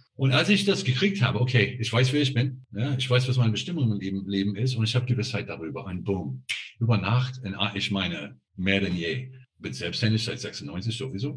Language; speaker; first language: German; non-native, fluent; English